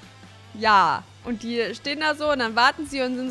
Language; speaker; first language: German; native; German